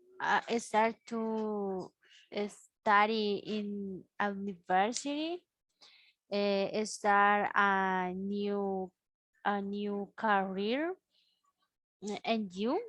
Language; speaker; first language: English; non-native, learner; Spanish